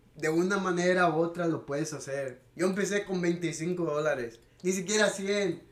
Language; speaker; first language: Spanish; early bilingual, heritage; Spanish